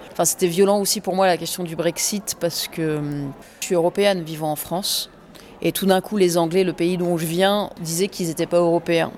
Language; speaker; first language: French; early bilingual, other home language; English